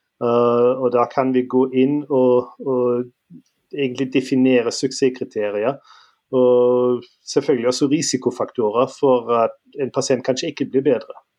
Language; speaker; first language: Norwegian; non-native, fluent; German